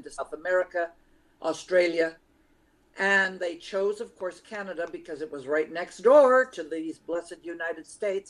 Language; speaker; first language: English; early bilingual, other home language; Lithuanian